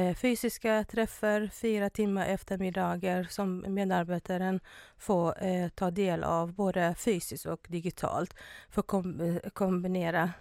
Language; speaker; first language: Swedish; non-native, fluent; Arabic